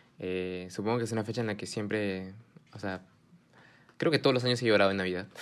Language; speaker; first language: Spanish; early bilingual, heritage; Spanish